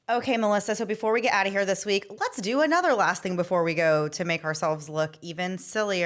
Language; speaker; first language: English; native; English